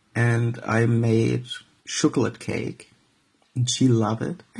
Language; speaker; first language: English; non-native, fluent; Arabic